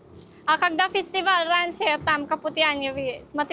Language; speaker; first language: Russian; non-native, learner; Filipino